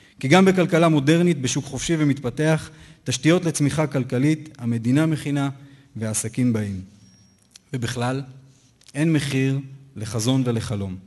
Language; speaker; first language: Hebrew; native; Hebrew